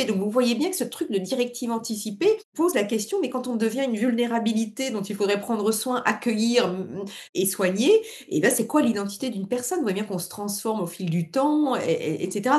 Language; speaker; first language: French; native; French